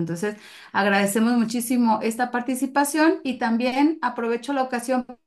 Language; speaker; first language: Spanish; native; Spanish